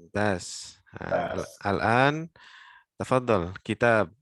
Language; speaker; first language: Arabic; non-native, fluent; Indonesian